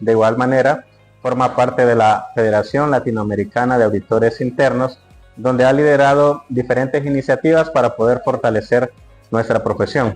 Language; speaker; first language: Spanish; native; Spanish